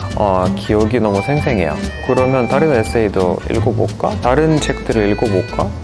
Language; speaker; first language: Korean; non-native, fluent; Russian